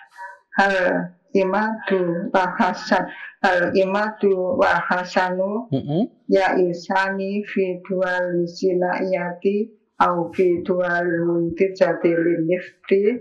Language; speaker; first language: Arabic; non-native, learner; Indonesian